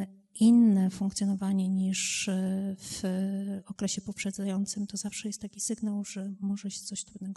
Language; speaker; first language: Polish; native; Polish